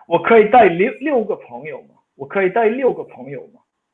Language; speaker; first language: Chinese; non-native, fluent; Swedish